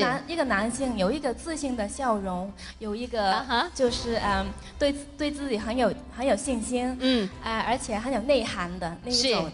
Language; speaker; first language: Chinese; non-native, local second language; Cantonese